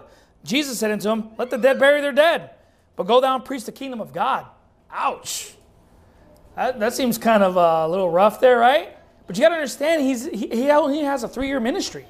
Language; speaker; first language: English; native; English